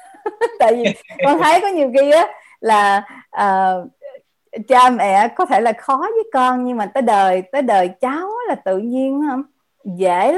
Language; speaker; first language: Vietnamese; native; Vietnamese